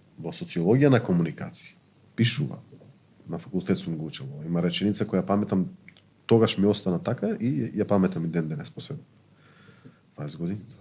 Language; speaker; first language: Macedonian; non-native, local second language; Bosnian